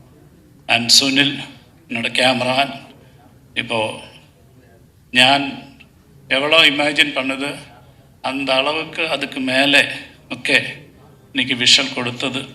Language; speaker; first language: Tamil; non-native, learner; Malayalam